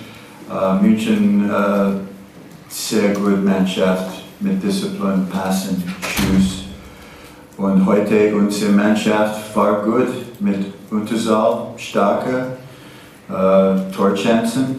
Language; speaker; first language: German; non-native, learner; English